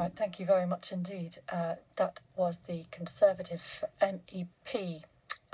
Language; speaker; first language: English; native; English